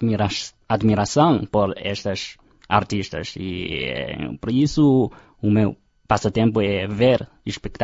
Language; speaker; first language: Portuguese; non-native, fluent; Chinese